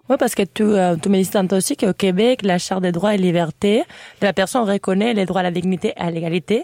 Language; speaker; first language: French; non-native, fluent; Spanish